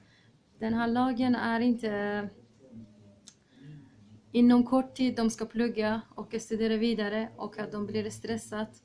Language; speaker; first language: Swedish; early bilingual, other home language; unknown